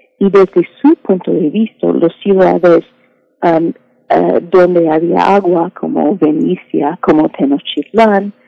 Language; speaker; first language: Spanish; non-native, fluent; English